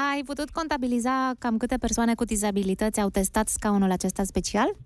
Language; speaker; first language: Romanian; native; Romanian